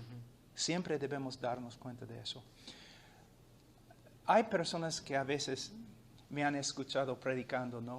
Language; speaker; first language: Spanish; non-native, fluent; English